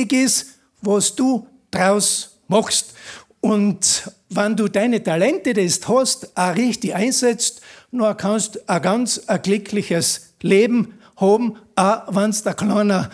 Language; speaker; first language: German; native; German